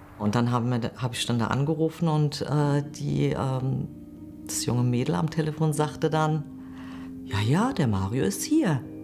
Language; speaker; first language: German; early bilingual, other home language; Kurdish